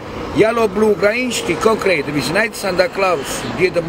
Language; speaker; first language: Russian; non-native, learner; Italian